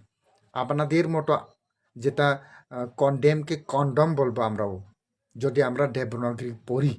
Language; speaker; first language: Bangla; non-native, local second language; Kok Borok